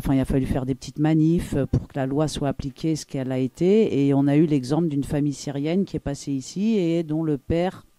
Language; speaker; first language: French; native; French